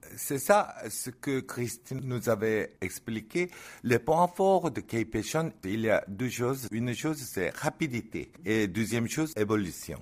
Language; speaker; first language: French; non-native, fluent; Korean